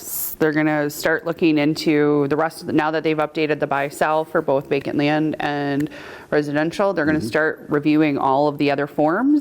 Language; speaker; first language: English; native; English